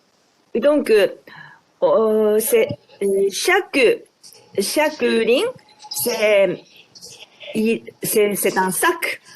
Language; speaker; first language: French; non-native, fluent; Japanese